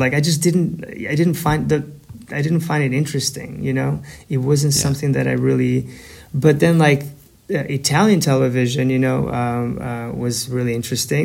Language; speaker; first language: English; non-native, fluent; Albanian